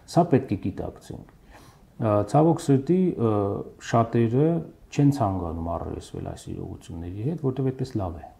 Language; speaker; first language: Armenian; native; Armenian